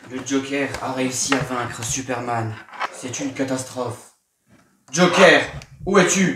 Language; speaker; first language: French; native; French